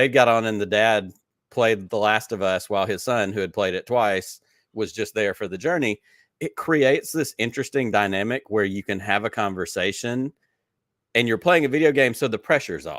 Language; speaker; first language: English; native; English